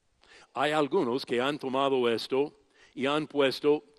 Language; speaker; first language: Spanish; non-native, fluent; English